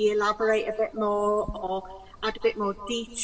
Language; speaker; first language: English; non-native, local second language; Welsh